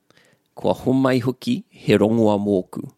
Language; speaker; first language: Māori; non-native, learner; English